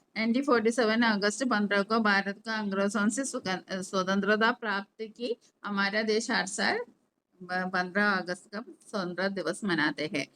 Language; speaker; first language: Hindi; non-native, local second language; Malayalam